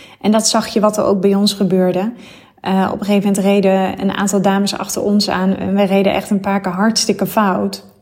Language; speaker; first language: Dutch; native; Dutch